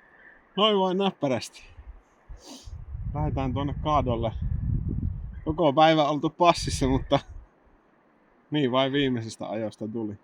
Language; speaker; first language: Finnish; native; Finnish